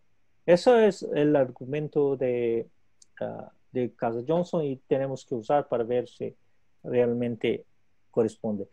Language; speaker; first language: Spanish; non-native, local second language; Portuguese